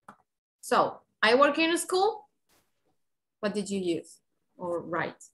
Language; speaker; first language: English; non-native, fluent; Spanish